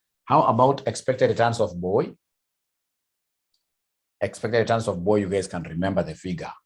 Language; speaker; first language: English; non-native, local second language; Swahili